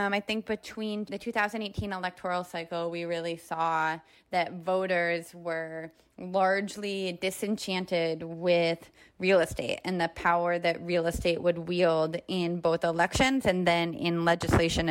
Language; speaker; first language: English; native; English